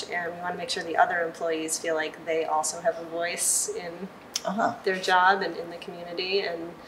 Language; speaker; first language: English; native; English